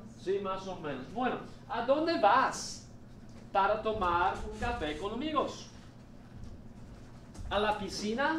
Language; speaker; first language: Spanish; non-native, fluent; English